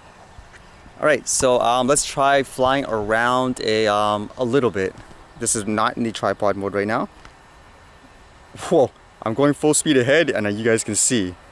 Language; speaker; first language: English; native; English